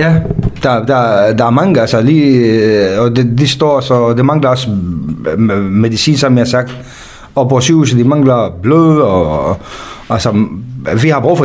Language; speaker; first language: Danish; non-native, fluent; Kurdish